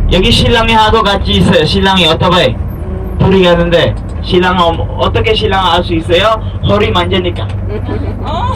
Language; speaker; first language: Korean; non-native, learner; Indonesian